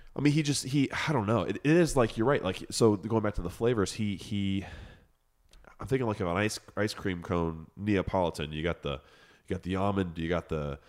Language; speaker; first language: English; native; English